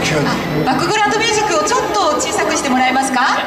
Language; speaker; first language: Japanese; native; Japanese